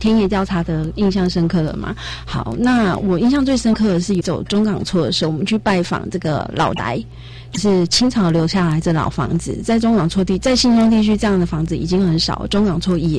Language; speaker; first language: Chinese; native; Chinese